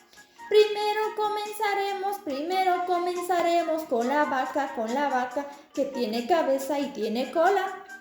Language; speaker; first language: Spanish; native; Spanish